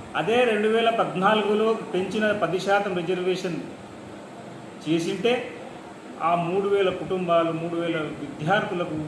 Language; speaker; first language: Telugu; non-native, local second language; Lambadi